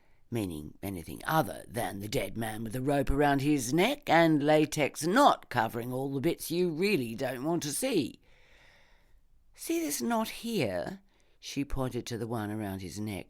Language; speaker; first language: English; native; English